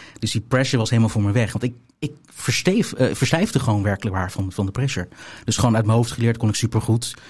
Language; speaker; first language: Dutch; native; Dutch